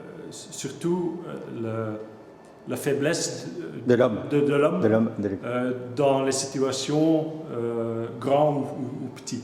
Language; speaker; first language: French; non-native, local second language; Dutch